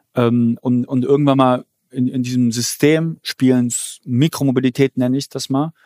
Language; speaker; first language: German; early bilingual, other home language; Polish